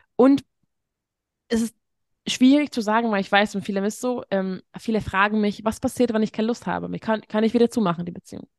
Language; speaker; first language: German; non-native, fluent; Hungarian